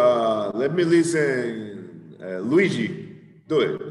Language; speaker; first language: English; non-native, fluent; Spanish